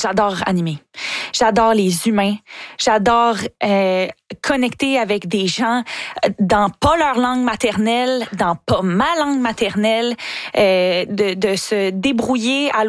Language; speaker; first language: French; native; French